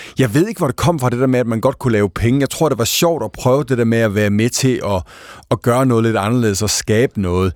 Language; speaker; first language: Danish; native; Danish